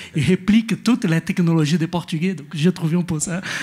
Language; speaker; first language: French; non-native, fluent; Portuguese